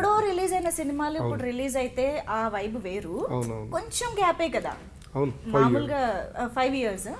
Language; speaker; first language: Telugu; native; Telugu